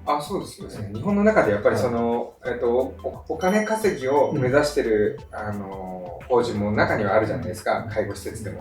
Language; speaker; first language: Japanese; native; Japanese